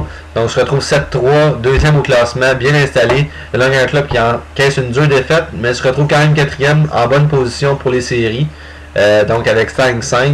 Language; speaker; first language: French; native; French